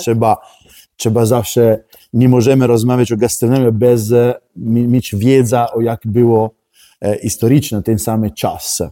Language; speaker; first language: Polish; non-native, learner; Italian